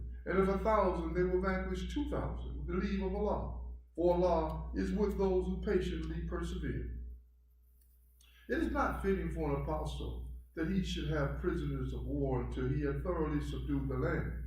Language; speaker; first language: English; native; English